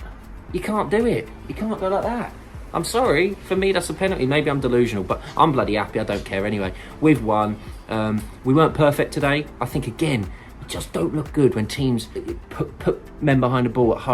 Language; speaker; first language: English; native; English